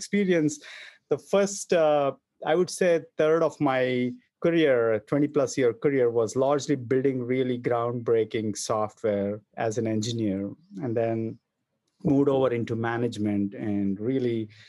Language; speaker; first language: English; non-native, local second language; Kannada